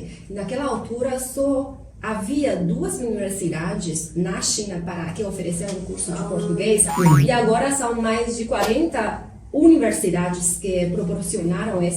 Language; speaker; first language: Portuguese; non-native, fluent; Chinese